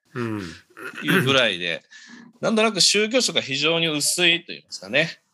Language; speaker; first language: Japanese; native; Japanese